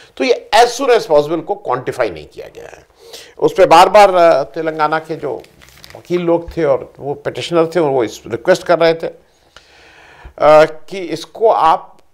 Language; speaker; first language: Hindi; native; Hindi